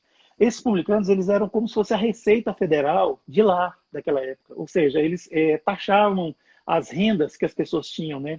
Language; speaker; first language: Portuguese; native; Portuguese